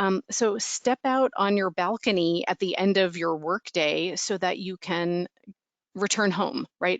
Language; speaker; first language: English; native; English